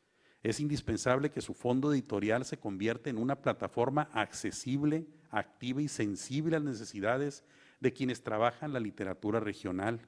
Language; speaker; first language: Spanish; native; Spanish